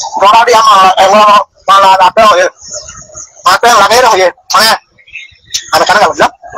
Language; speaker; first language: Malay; non-native, learner; Rohingya